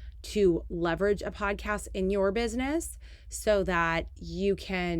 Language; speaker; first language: English; native; English